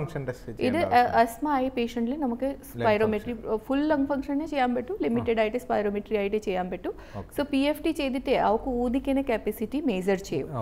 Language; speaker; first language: Malayalam; non-native, fluent; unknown